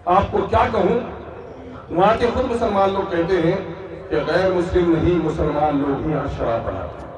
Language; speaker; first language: Urdu; non-native, local second language; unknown